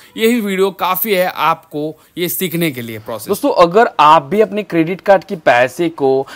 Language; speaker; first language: Hindi; native; Hindi